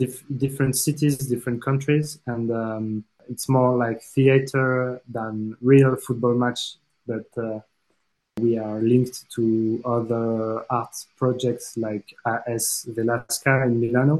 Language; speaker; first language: English; non-native, fluent; French